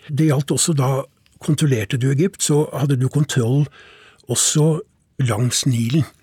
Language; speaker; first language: Norwegian; native; Norwegian